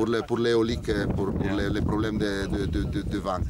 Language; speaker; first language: French; non-native, learner; Italian